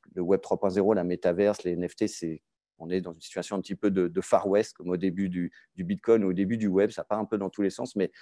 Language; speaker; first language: French; native; French